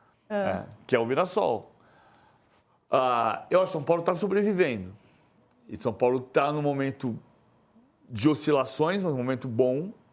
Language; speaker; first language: Portuguese; native; Portuguese